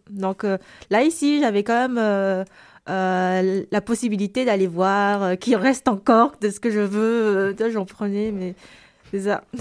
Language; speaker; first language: French; non-native, local second language; Malagasy